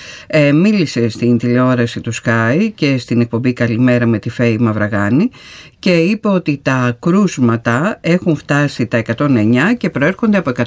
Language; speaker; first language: Greek; native; Greek